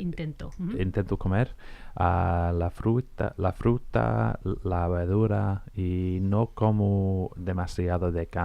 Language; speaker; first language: Spanish; non-native, fluent; English